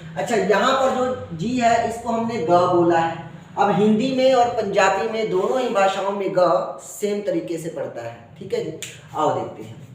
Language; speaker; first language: Hindi; non-native, local second language; Punjabi